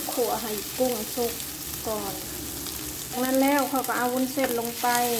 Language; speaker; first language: Thai; native; Thai